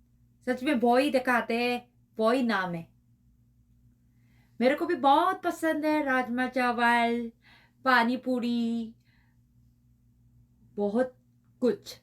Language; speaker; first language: Hindi; non-native, learner; Korean